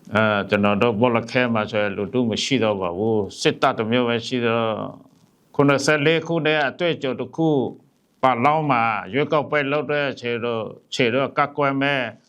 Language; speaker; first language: Burmese; non-native, local second language; Western Kayah